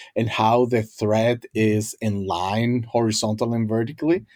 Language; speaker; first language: English; non-native, fluent; Spanish